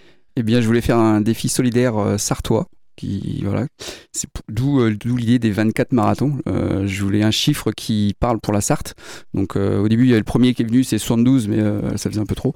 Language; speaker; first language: French; native; French